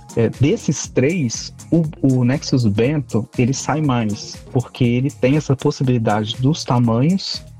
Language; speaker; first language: Portuguese; native; Portuguese